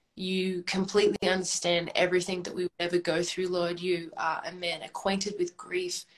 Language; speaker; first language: English; native; English